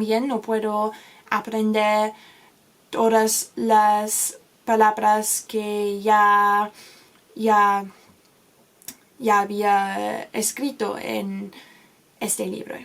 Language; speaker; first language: Spanish; non-native, learner; English